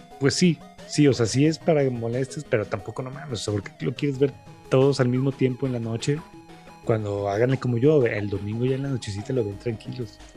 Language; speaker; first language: Spanish; native; Spanish